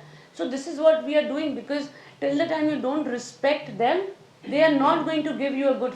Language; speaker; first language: Hindi; native; Hindi